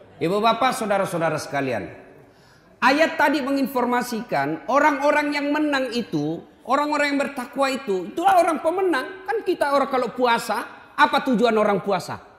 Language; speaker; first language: Indonesian; non-native, local second language; Buginese